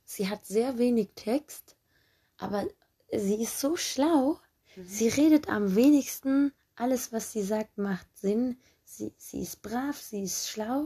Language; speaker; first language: German; early bilingual, other home language; Turkish